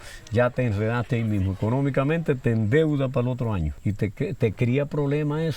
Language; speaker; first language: Spanish; native; Spanish